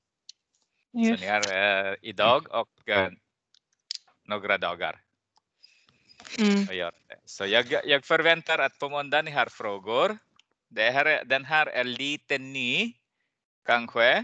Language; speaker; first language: Swedish; non-native, fluent; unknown